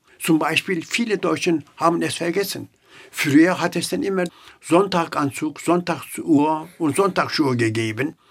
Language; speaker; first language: German; non-native, fluent; Turkish